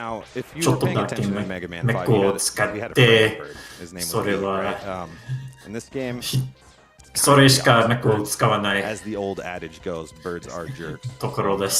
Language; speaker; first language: Japanese; non-native, learner; English